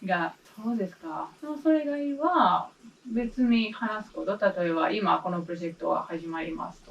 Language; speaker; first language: Japanese; non-native, learner; English